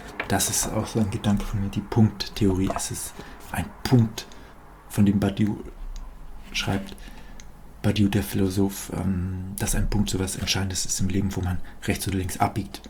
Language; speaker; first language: German; native; German